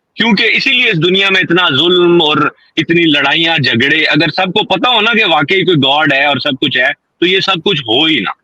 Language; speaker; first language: Urdu; non-native, local second language; Punjabi